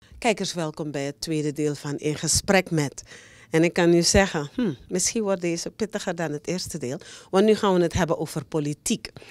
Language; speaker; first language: Dutch; native; Dutch